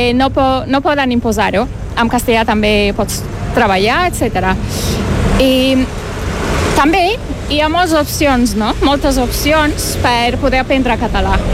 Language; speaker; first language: Catalan; non-native, fluent; Turkish